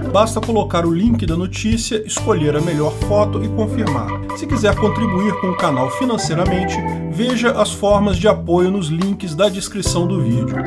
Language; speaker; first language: Portuguese; native; Portuguese